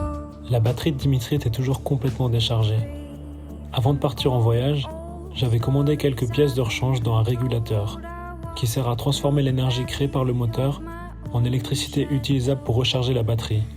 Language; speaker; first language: French; native; French